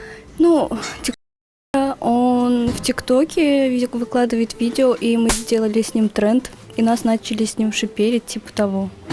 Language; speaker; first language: Russian; non-native, local second language; Turkmen